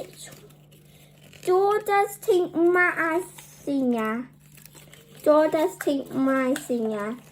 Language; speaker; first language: Portuguese; early bilingual, heritage; Portuguese